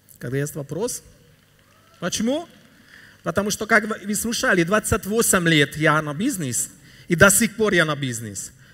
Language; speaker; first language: Russian; non-native, learner; Hungarian